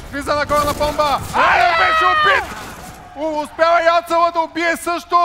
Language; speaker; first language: Bulgarian; native; Bulgarian